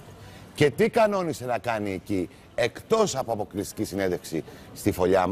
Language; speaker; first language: Greek; native; Greek